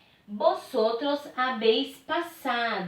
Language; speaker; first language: Spanish; non-native, fluent; Portuguese